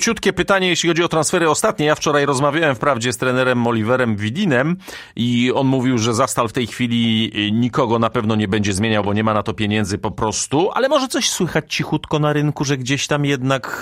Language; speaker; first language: Polish; native; Polish